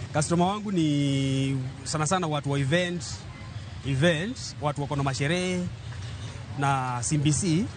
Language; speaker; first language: Swahili; non-native, local second language; Kamba